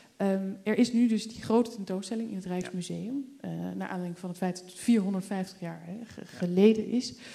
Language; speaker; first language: Dutch; native; Dutch